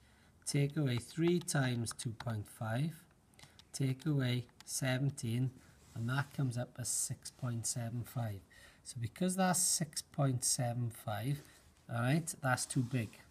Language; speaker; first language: English; native; English